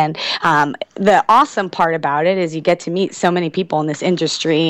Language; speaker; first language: English; native; English